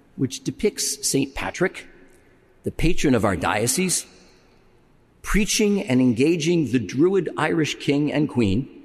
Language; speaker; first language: English; native; English